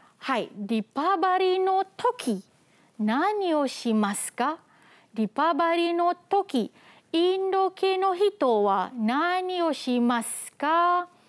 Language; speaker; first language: Japanese; non-native, fluent; Malay